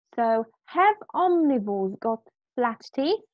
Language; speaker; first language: English; non-native, fluent; Polish